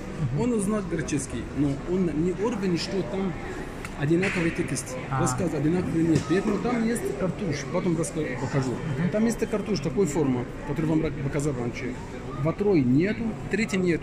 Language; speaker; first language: Russian; non-native, learner; Arabic